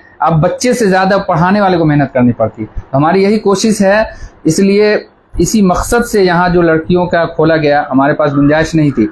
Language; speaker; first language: Urdu; native; Urdu